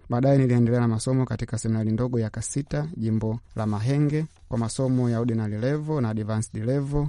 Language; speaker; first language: Swahili; native; Swahili